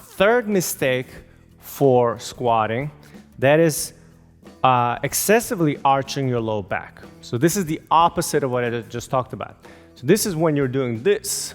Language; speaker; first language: English; native; English